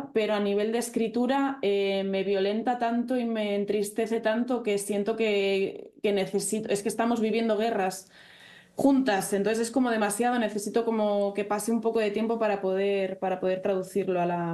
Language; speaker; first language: Spanish; native; Spanish